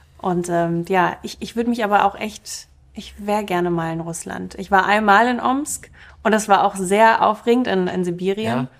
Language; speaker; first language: German; early bilingual, other home language; Russian